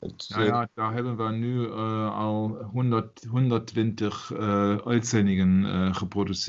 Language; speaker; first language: Dutch; non-native, learner; German